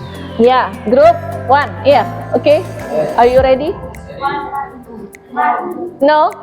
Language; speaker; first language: English; non-native, local second language; Indonesian